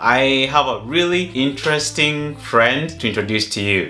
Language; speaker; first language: English; non-native, local second language; Gusii